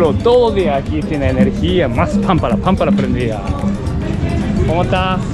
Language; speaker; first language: Spanish; non-native, learner; Japanese